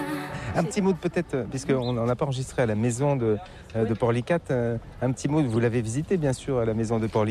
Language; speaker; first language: French; native; French